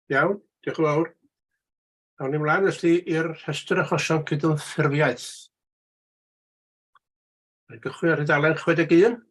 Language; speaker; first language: Welsh; native; Welsh